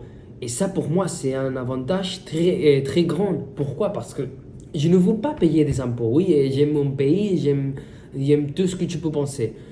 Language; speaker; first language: French; non-native, fluent; Spanish